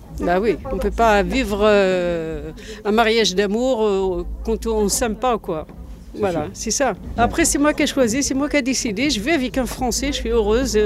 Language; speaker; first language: French; non-native, local second language; Berber languages